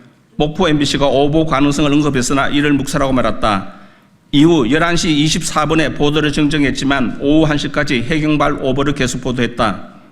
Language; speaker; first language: Korean; native; Korean